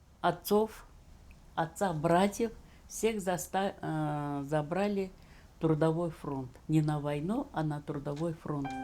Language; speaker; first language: Russian; native; Russian